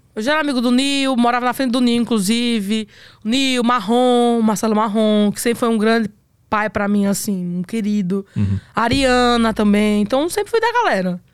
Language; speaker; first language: Portuguese; native; Portuguese